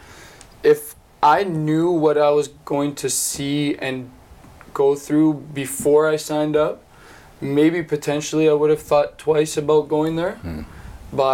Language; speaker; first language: English; native; English